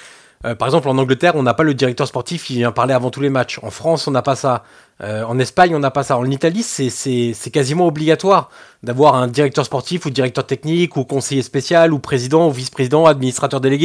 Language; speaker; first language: French; native; French